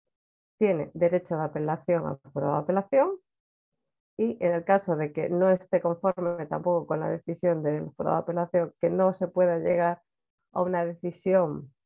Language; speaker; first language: Spanish; native; Spanish